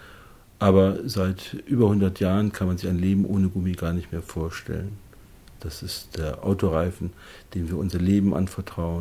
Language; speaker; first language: German; native; German